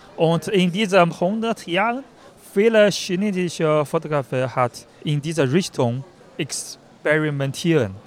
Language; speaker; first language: German; non-native, learner; Chinese